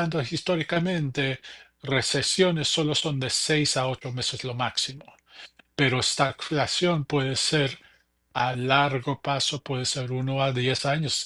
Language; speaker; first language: Spanish; early bilingual, heritage; English